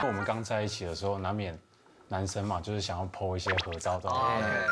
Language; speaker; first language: Chinese; native; Chinese